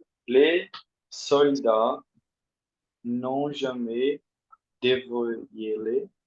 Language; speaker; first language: French; non-native, learner; Portuguese